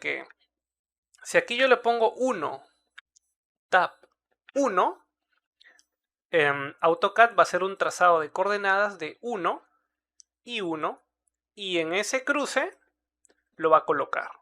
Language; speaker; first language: Spanish; native; Spanish